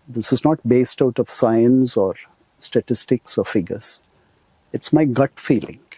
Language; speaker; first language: English; non-native, local second language; Tamil